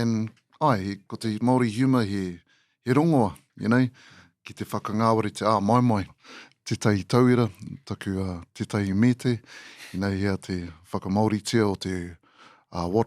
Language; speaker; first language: Māori; non-native, local second language; English